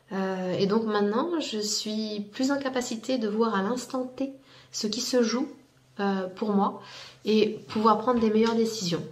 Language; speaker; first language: French; native; French